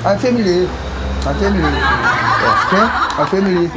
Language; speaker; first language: Korean; native; Korean